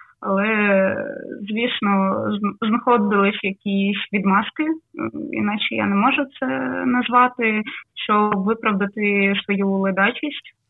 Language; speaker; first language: Ukrainian; non-native, local second language; Russian